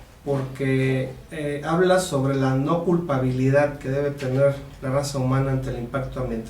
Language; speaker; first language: Spanish; native; Spanish